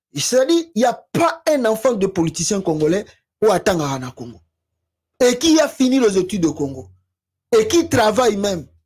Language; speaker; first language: French; non-native, local second language; Lingala